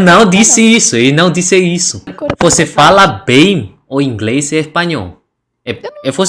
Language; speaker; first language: Portuguese; non-native, learner; Indonesian